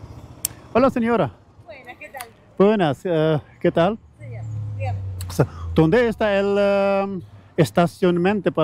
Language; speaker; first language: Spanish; non-native, learner; Urdu